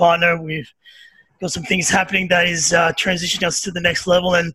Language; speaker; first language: English; native; English